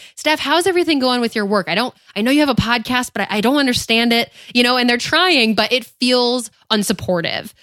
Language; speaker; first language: English; native; English